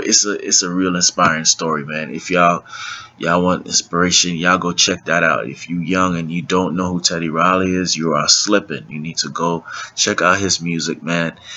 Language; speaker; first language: English; native; English